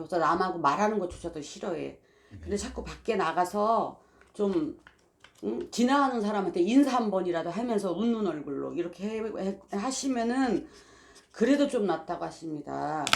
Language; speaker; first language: Korean; native; Korean